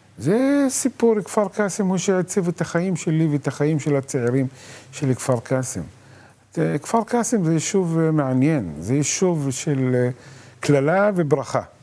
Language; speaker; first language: Hebrew; non-native, local second language; Arabic